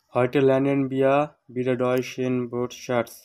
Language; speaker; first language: German; non-native, fluent; Bangla